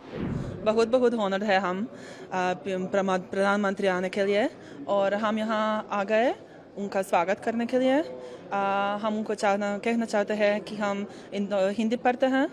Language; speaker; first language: Hindi; non-native, learner; Croatian